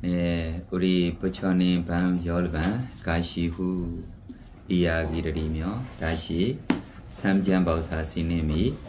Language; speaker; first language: Korean; non-native, fluent; Burmese